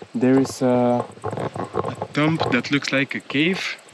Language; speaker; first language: English; non-native, fluent; Bulgarian